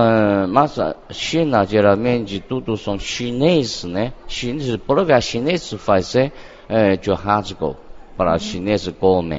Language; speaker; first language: Portuguese; non-native, learner; Chinese